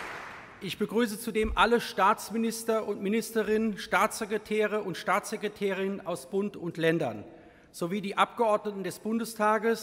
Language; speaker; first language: German; native; German